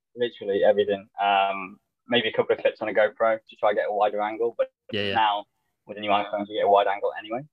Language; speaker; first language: English; native; English